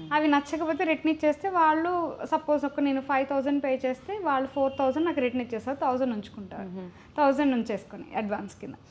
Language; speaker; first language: Telugu; native; Telugu